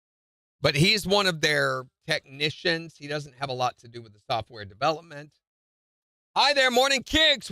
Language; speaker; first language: English; native; English